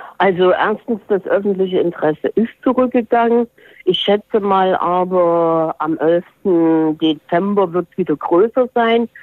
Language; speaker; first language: German; native; German